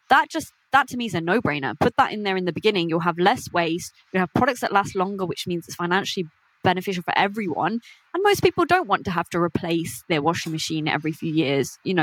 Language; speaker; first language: English; native; English